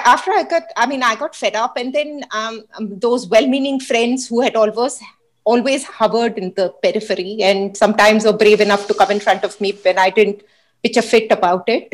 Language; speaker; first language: English; non-native, local second language; Hindi